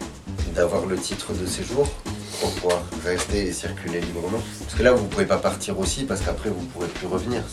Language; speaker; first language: French; native; French